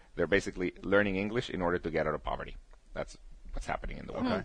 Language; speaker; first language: English; early bilingual, other home language; Spanish